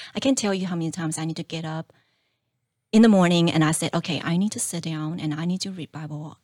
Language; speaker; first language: English; non-native, fluent; Chinese